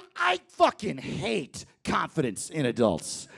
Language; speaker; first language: English; native; English